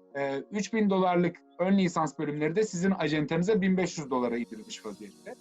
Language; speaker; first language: Turkish; native; Turkish